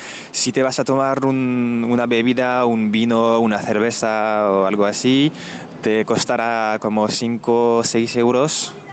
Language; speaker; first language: Spanish; non-native, fluent; French